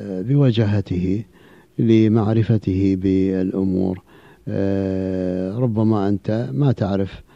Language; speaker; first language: Arabic; native; Arabic